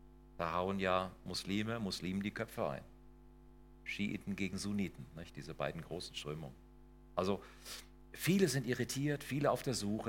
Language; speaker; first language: German; native; German